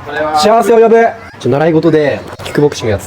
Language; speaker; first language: Japanese; native; Japanese